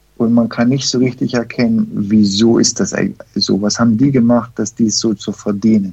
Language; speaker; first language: German; early bilingual, heritage; German